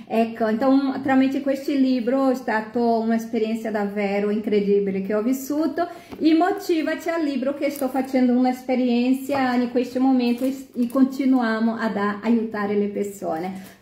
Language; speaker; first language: Italian; non-native, fluent; Portuguese